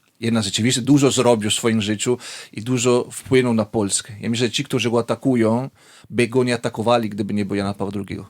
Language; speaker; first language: Polish; non-native, fluent; Italian